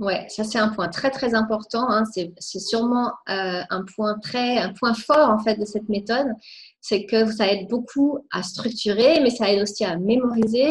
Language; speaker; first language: French; native; French